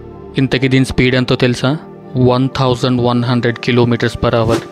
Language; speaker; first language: Telugu; native; Telugu